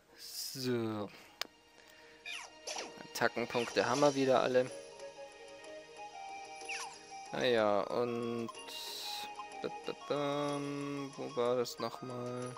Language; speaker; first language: German; native; German